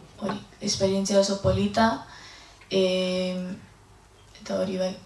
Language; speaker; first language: Basque; non-native, learner; English